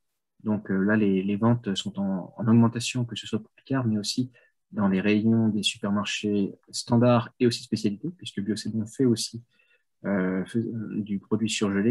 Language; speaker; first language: French; native; French